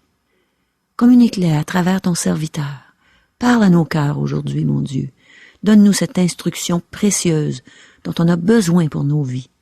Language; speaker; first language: French; native; French